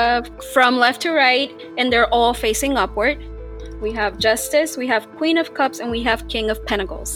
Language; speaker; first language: English; non-native, fluent; Spanish